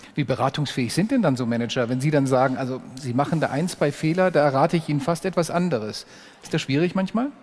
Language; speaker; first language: German; native; German